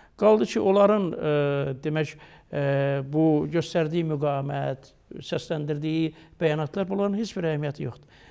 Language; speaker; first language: Azerbaijani; native; Azerbaijani